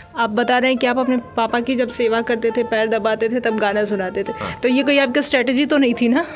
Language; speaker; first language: Hindi; native; Hindi